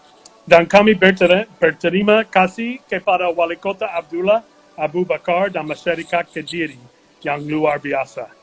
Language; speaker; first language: Indonesian; non-native, fluent; English